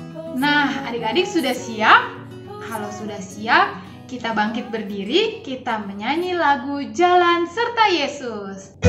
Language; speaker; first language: Indonesian; native; Indonesian